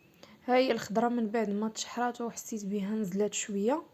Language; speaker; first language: Arabic; native; Arabic